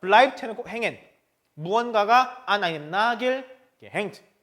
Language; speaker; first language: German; non-native, fluent; Korean